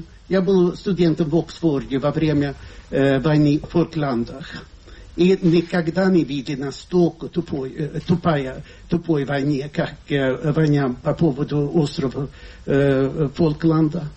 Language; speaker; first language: Russian; non-native, fluent; Swedish